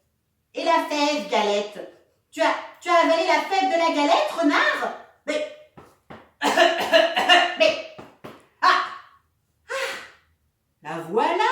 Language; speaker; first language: French; native; French